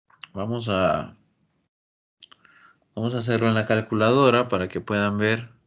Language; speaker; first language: Spanish; native; Spanish